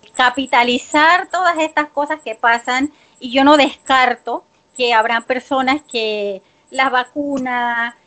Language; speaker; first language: Spanish; native; Spanish